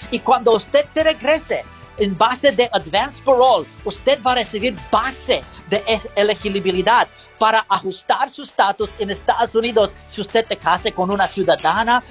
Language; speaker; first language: Spanish; non-native, learner; English